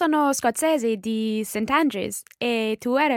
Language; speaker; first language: Italian; non-native, learner; English